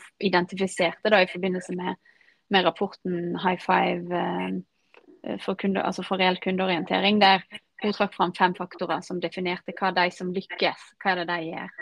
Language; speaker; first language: Norwegian; native; Norwegian